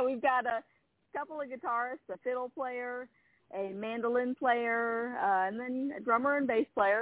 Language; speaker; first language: English; native; English